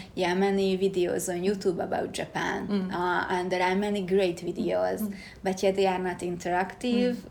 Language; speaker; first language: English; non-native, fluent; Hungarian